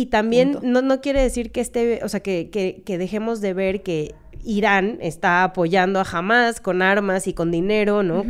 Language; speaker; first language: Spanish; native; Spanish